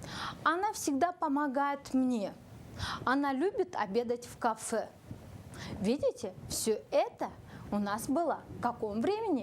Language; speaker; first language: Russian; non-native, local second language; Kyrgyz